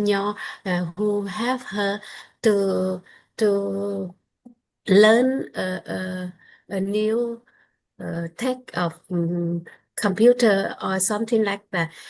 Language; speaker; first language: English; non-native, learner; Vietnamese